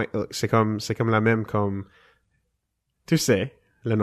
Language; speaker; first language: French; non-native, fluent; English